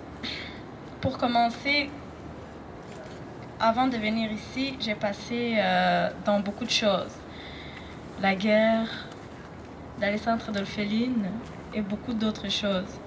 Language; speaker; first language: French; non-native, local second language; Rundi